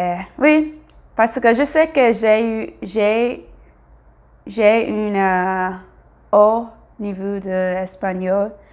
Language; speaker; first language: French; non-native, learner; English